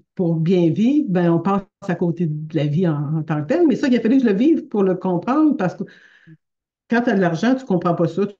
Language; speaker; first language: French; native; French